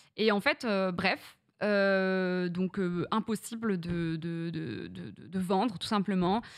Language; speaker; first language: French; native; French